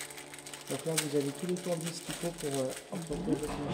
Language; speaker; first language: French; native; French